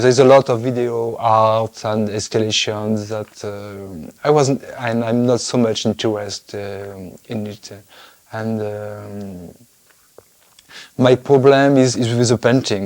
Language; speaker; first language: English; non-native, fluent; French